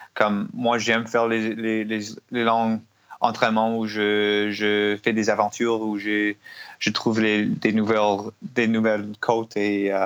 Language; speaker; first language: French; non-native, learner; English